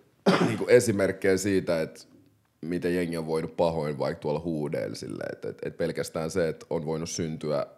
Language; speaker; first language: Finnish; native; Finnish